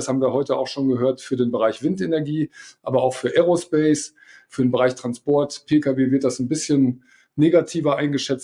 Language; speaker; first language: German; native; German